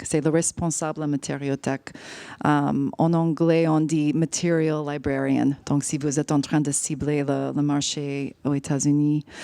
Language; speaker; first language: French; non-native, fluent; English